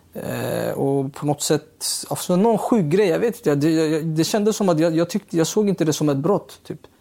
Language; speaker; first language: Swedish; early bilingual, other home language; Uyghur